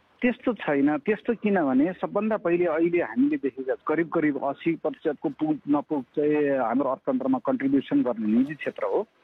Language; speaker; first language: Nepali; native; Nepali